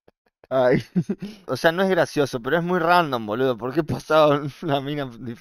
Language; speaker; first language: Spanish; native; Spanish